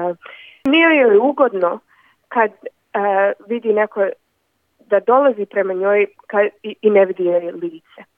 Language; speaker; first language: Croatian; early bilingual, other home language; Bosnian